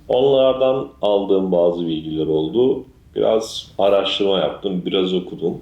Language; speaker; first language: Turkish; native; Turkish